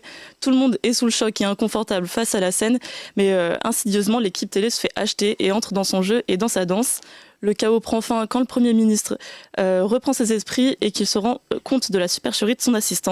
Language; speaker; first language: French; native; French